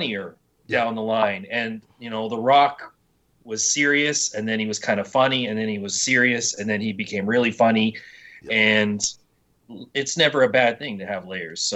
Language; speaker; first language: English; native; English